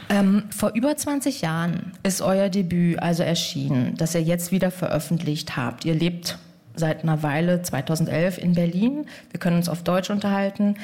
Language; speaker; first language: German; native; German